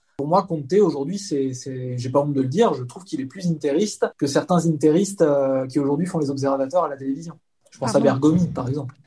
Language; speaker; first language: French; native; French